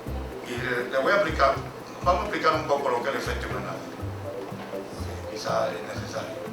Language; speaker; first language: Spanish; native; Spanish